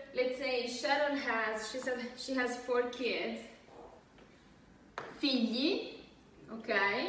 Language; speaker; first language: English; non-native, fluent; Italian